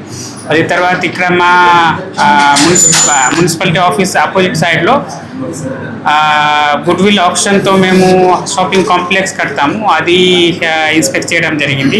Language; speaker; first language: Telugu; non-native, fluent; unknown